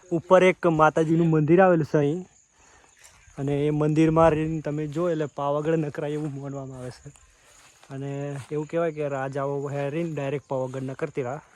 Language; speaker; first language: Gujarati; non-native, local second language; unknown